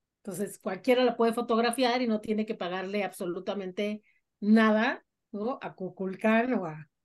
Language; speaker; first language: Spanish; native; Spanish